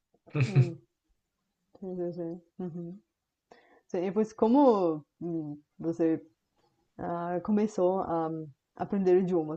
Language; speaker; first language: Portuguese; non-native, fluent; Bulgarian